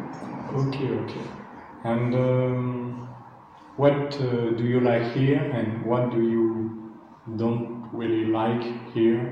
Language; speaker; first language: English; non-native, learner; French